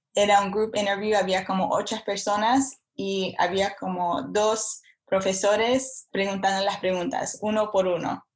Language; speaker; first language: Spanish; early bilingual, heritage; Spanish